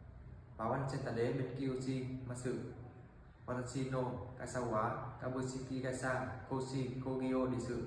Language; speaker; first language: Japanese; non-native, learner; Vietnamese